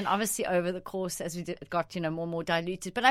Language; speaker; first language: English; non-native, local second language; Italian